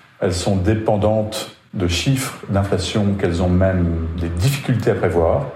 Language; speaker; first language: French; native; French